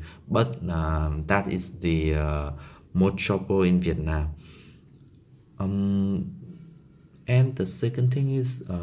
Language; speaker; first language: English; non-native, learner; Vietnamese